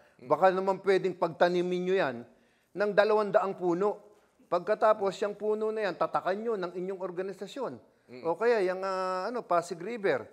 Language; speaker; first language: Filipino; native; Filipino